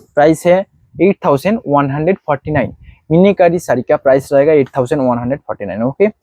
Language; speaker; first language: Hindi; non-native, local second language; Bangla